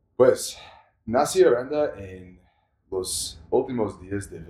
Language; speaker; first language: Spanish; non-native, learner; English